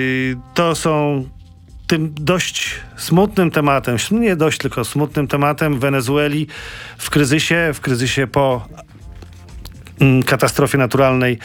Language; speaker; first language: Polish; native; Polish